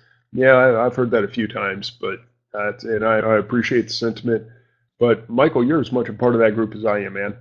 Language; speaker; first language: English; native; English